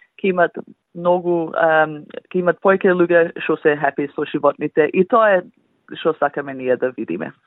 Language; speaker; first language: Macedonian; early bilingual, heritage; Macedonian